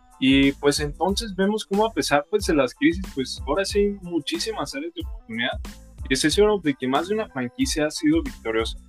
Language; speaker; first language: Spanish; native; Spanish